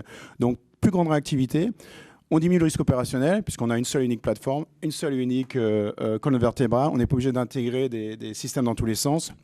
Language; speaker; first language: French; native; French